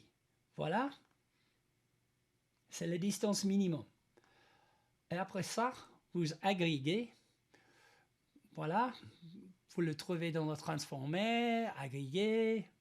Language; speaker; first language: French; non-native, learner; English